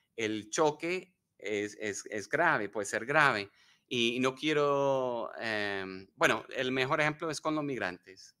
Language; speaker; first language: Spanish; non-native, fluent; English